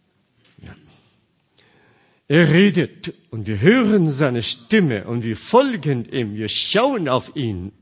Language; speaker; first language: German; non-native, fluent; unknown